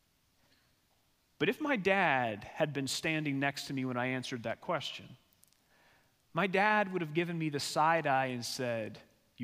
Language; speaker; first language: English; native; English